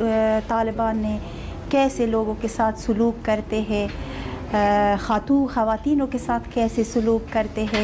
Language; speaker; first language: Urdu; non-native, fluent; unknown